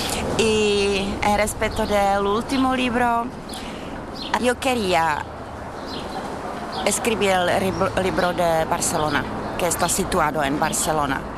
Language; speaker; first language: Spanish; non-native, fluent; Czech